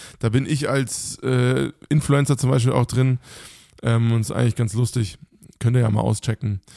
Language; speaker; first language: German; native; German